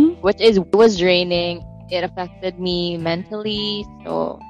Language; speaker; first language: English; non-native, local second language; Filipino